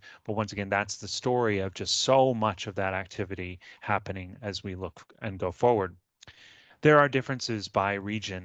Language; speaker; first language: English; native; English